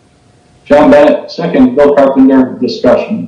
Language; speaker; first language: English; native; English